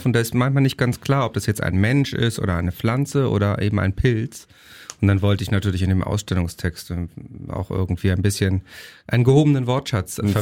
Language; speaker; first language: German; native; German